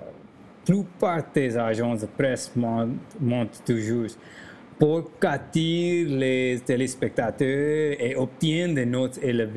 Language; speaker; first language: French; non-native, learner; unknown